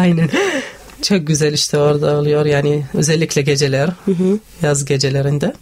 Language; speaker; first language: Turkish; non-native, learner; Arabic